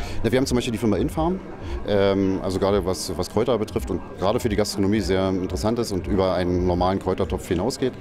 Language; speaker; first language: German; native; German